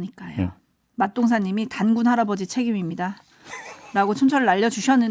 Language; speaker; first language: Korean; native; Korean